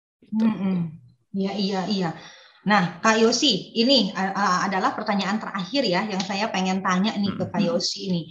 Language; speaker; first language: Indonesian; native; Indonesian